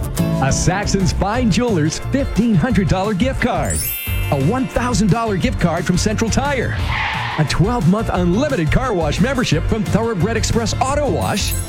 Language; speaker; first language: English; native; English